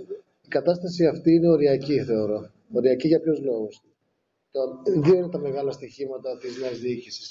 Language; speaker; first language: Greek; native; Greek